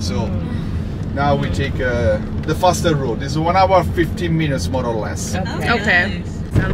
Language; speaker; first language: English; non-native, learner; Italian